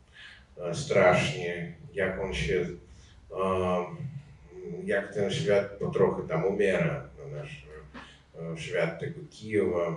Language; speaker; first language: Polish; non-native, learner; Ukrainian